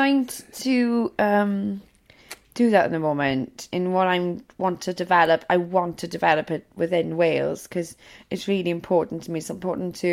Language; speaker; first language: English; non-native, local second language; Welsh